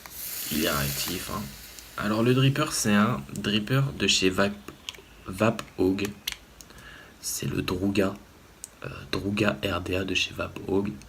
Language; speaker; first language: French; native; French